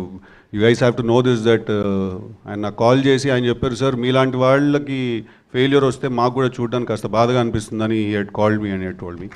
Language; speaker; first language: Telugu; native; Telugu